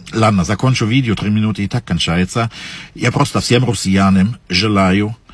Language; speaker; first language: Russian; non-native, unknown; German